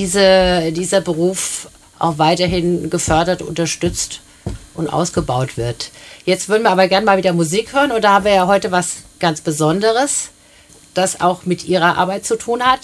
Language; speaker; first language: German; native; German